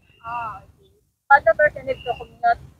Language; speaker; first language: English; non-native, learner; Cebuano